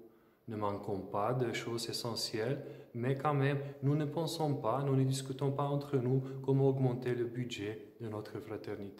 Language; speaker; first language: French; non-native, fluent; Slovenian